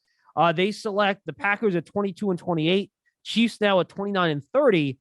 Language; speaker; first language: English; native; English